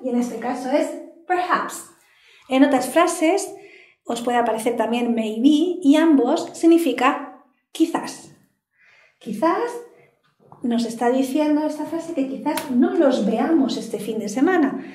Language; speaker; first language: Spanish; native; Spanish